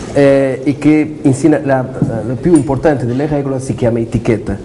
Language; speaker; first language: Italian; non-native, learner; Portuguese